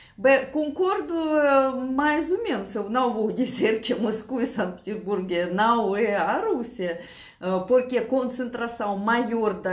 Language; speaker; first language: Portuguese; non-native, learner; Russian